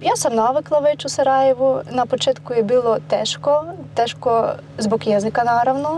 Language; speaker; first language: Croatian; non-native, fluent; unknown